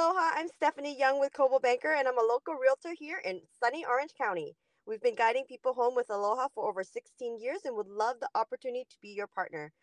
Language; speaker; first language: English; native; English